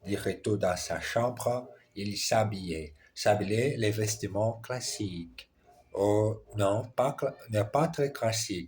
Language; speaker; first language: French; non-native, learner; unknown